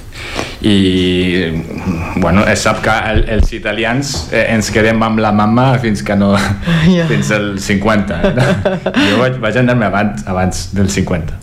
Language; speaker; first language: Catalan; non-native, fluent; Italian